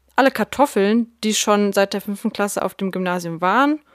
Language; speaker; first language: German; early bilingual, other home language; Russian